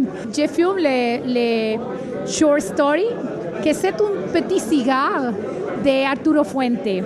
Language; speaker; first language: French; non-native, learner; Spanish